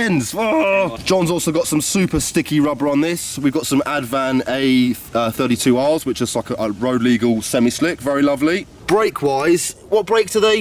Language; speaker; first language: English; native; English